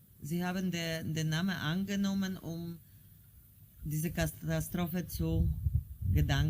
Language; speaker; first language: German; non-native, fluent; Polish